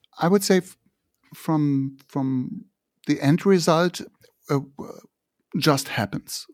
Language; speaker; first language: English; non-native, fluent; German